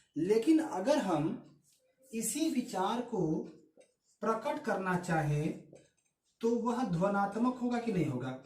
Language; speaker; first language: Hindi; native; Hindi